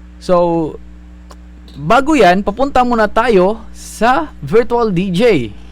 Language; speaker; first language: Filipino; non-native, local second language; Cebuano